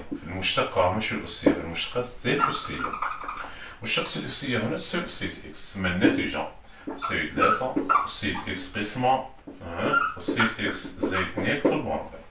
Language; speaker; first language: Arabic; native; Arabic